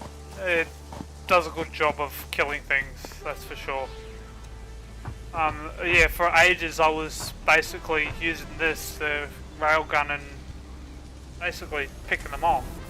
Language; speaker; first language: English; native; English